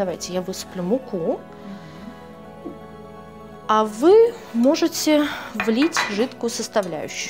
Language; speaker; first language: Russian; native; Russian